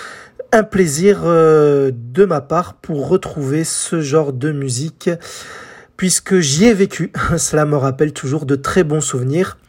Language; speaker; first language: French; native; French